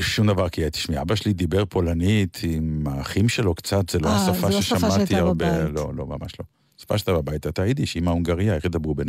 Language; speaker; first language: Hebrew; native; Hebrew